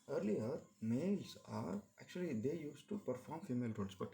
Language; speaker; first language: English; non-native, local second language; Kannada